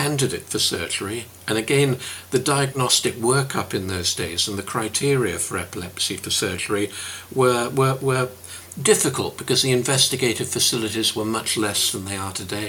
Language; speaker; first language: English; native; English